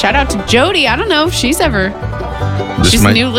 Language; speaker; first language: English; native; English